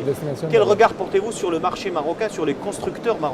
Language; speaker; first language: French; non-native, local second language; Arabic